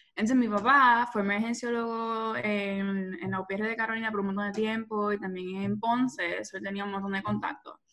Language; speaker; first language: Spanish; native; Spanish